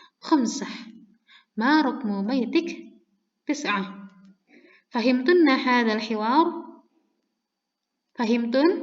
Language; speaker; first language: Arabic; non-native, fluent; Indonesian